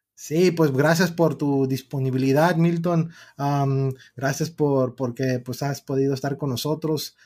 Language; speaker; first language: Spanish; early bilingual, heritage; Spanish